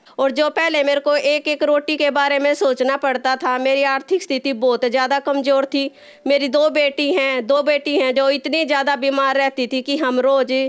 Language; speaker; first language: Hindi; native; Hindi